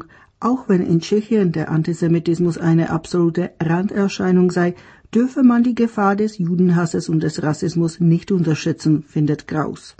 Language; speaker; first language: German; native; German